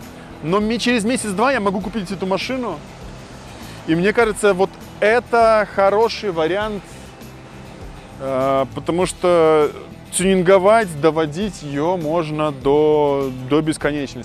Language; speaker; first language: Russian; native; Russian